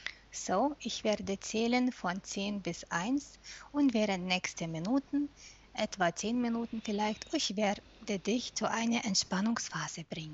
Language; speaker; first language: German; non-native, fluent; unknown